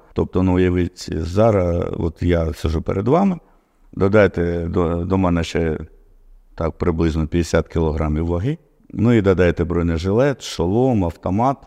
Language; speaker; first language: Ukrainian; non-native, local second language; Russian